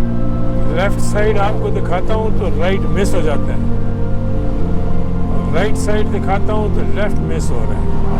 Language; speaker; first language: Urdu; non-native, local second language; Punjabi